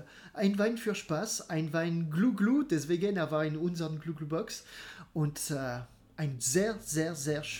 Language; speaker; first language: German; non-native, fluent; French